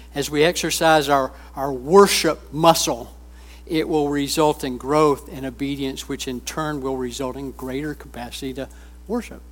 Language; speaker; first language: English; native; English